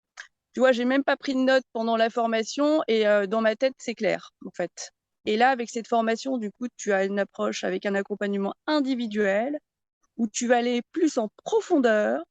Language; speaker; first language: French; native; French